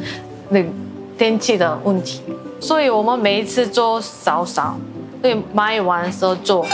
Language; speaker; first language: Chinese; non-native, learner; Korean